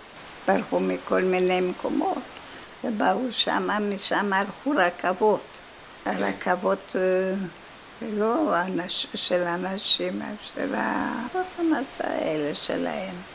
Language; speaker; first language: Hebrew; non-native, fluent; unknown